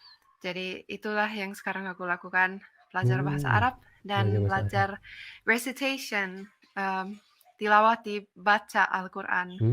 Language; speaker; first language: Indonesian; non-native, fluent; Finnish